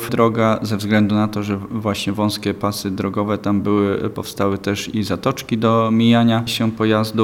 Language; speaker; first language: Polish; native; Polish